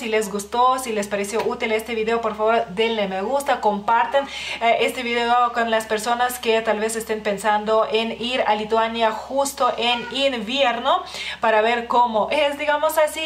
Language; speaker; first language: Spanish; non-native, fluent; Lithuanian